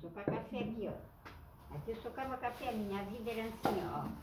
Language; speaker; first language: Portuguese; native; Portuguese